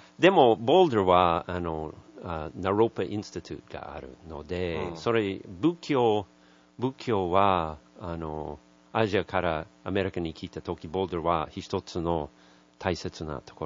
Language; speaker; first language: Japanese; non-native, learner; English